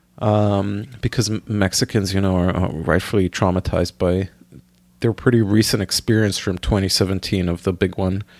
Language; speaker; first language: English; non-native, fluent; Hebrew